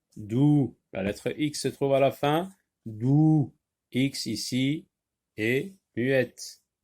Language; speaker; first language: French; non-native, local second language; Arabic